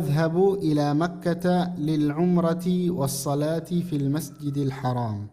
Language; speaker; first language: Arabic; non-native, fluent; Indonesian